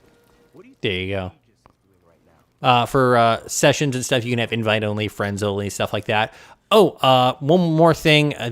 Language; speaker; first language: English; native; English